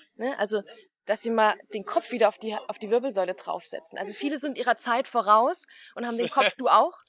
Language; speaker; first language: German; native; German